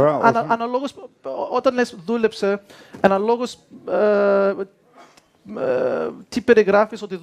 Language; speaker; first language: Greek; early bilingual, heritage; Greek